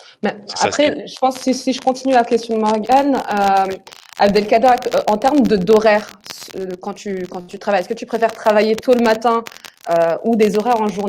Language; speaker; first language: French; native; French